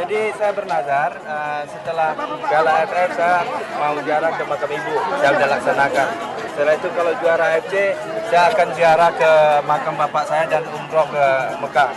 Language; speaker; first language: Indonesian; non-native, local second language; Minangkabau